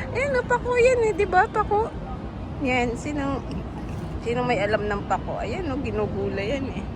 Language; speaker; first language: Filipino; native; Filipino